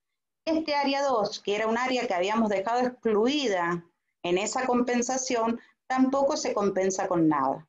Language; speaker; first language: Spanish; native; Spanish